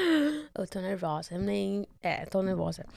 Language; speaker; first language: Portuguese; non-native, fluent; Spanish